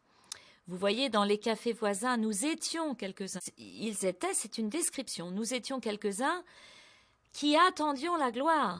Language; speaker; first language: French; native; French